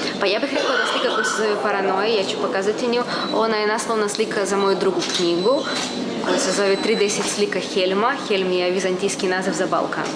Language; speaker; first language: Bosnian; non-native, fluent; Russian